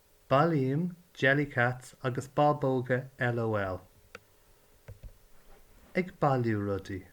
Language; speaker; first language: Irish; non-native, learner; English